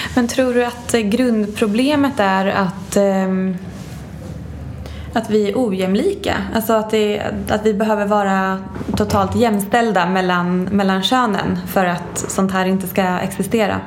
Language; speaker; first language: Swedish; native; Swedish